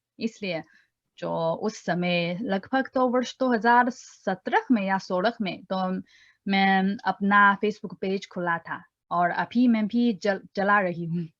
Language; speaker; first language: Hindi; non-native, fluent; Chinese